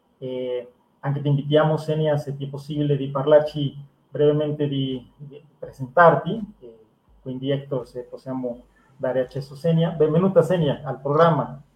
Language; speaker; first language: Italian; non-native, fluent; Spanish